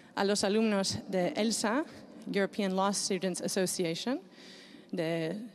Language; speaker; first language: Spanish; non-native, fluent; Greek